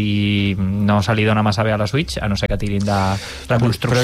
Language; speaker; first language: Catalan; native; Catalan